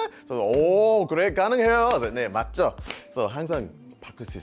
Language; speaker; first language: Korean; non-native, learner; English